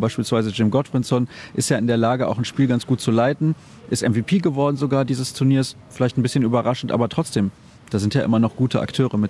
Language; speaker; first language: German; native; German